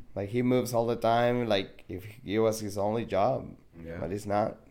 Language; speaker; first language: English; non-native, fluent; Spanish